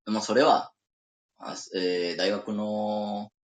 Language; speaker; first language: Japanese; non-native, learner; Spanish